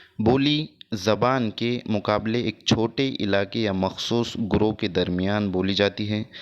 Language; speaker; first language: Urdu; native; Urdu